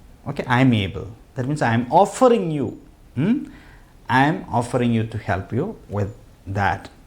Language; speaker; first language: English; non-native, local second language; Malayalam